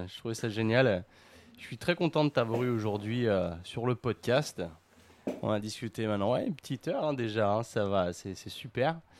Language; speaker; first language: French; native; French